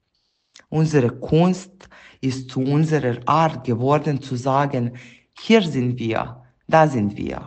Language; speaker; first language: German; non-native, fluent; Serbian